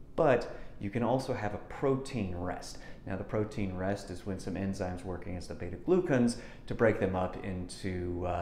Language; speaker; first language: English; native; English